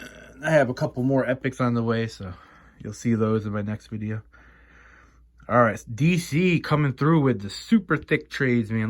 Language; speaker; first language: English; native; English